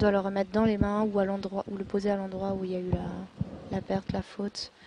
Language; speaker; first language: French; native; French